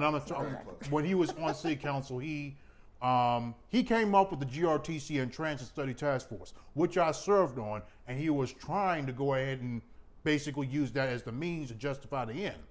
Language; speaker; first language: English; native; English